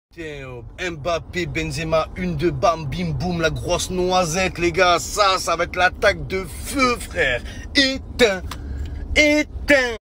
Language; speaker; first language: French; native; French